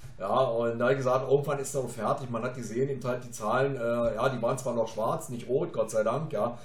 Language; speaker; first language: German; native; German